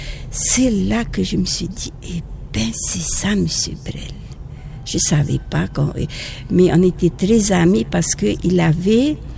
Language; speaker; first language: French; non-native, local second language; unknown